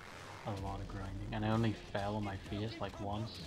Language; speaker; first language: English; native; English